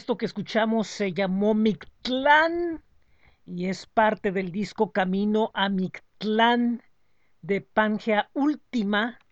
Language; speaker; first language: Spanish; native; Spanish